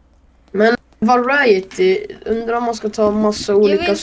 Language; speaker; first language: Swedish; native; Swedish